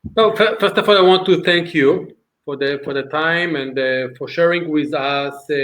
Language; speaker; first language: English; non-native, fluent; Hebrew